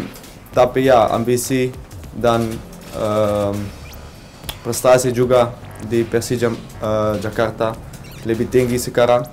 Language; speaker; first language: Indonesian; non-native, fluent; Dutch